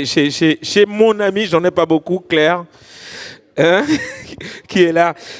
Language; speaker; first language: French; native; French